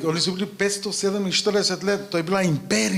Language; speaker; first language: Slovenian; non-native, fluent; Macedonian